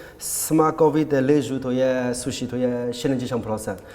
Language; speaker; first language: Polish; non-native, learner; Chinese